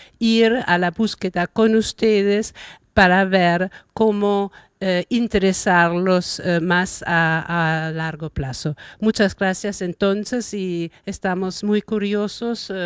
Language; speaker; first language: Spanish; non-native, fluent; German